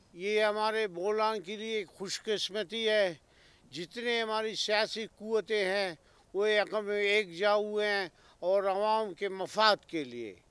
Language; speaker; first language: Urdu; non-native, local second language; Baluchi